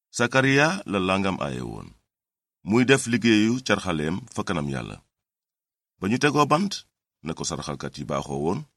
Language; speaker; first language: Wolof; native; Wolof